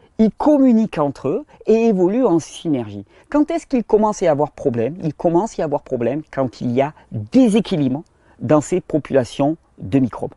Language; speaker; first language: French; native; French